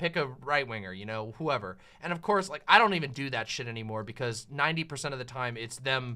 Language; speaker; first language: English; native; English